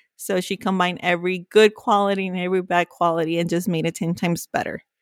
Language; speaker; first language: English; early bilingual, other home language; Spanish